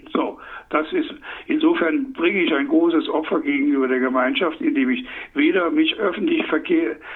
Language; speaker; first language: German; native; German